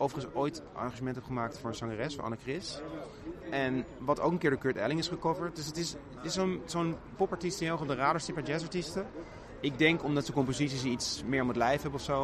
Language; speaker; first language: Dutch; native; Dutch